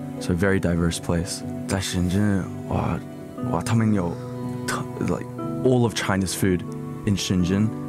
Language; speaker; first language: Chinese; early bilingual, heritage; Chinese